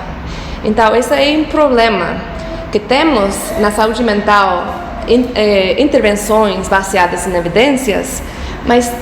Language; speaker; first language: Portuguese; non-native, fluent; English